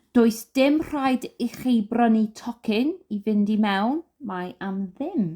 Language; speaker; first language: Welsh; non-native, learner; English